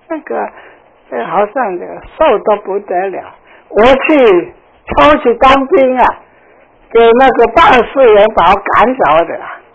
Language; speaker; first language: Chinese; non-native, local second language; Cantonese